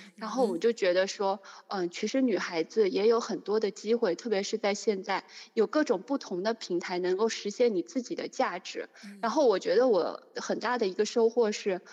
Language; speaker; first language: Chinese; native; Chinese